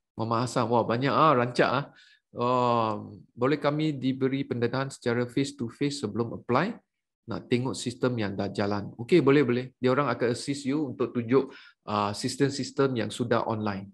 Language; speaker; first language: Malay; native; Malay